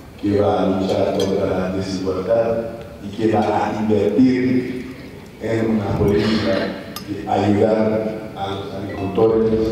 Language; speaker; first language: Spanish; non-native, fluent; French